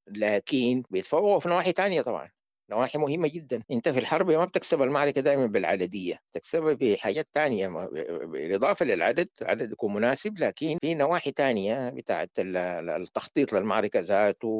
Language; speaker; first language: Arabic; native; Arabic